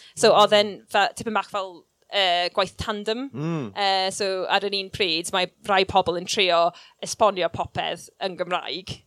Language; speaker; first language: Welsh; non-native, local second language; English